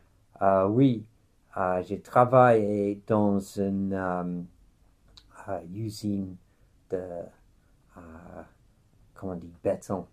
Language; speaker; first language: French; non-native, fluent; English